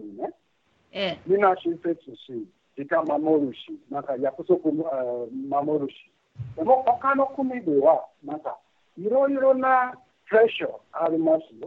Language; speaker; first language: Japanese; non-native, fluent; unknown